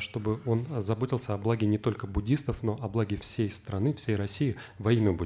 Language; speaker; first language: Russian; native; Russian